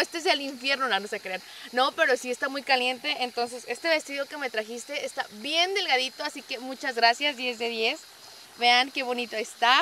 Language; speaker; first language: Spanish; native; Spanish